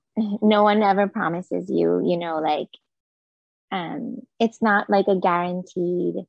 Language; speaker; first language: English; non-native, fluent; Hebrew